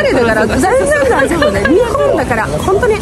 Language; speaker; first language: Japanese; non-native, fluent; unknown